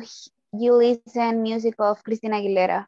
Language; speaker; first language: English; non-native, learner; Spanish